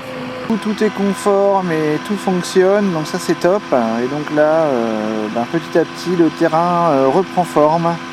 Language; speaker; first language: French; native; French